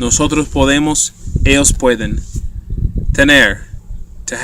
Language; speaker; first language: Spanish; non-native, fluent; English